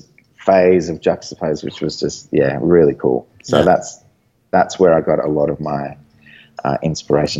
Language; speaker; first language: English; native; English